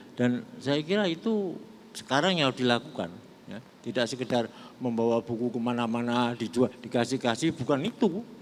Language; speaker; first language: Indonesian; non-native, local second language; Javanese